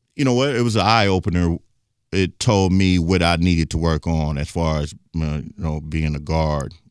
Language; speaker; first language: English; native; English